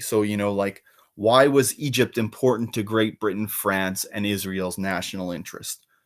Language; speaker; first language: English; native; English